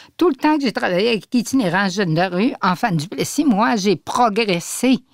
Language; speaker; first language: French; native; French